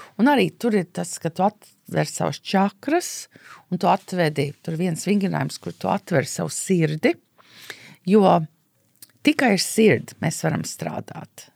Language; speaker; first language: Latvian; early bilingual, heritage; Latvian